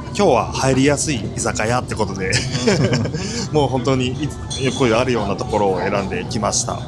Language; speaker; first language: Japanese; native; Japanese